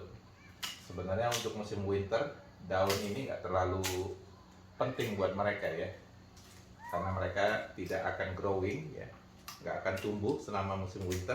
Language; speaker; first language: Indonesian; native; Indonesian